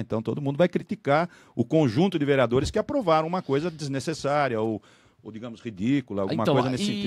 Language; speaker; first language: Portuguese; native; Portuguese